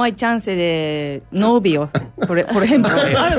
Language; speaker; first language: Spanish; non-native, learner; Japanese